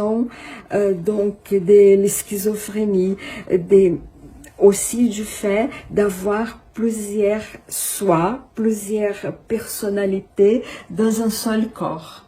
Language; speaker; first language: French; non-native, fluent; Portuguese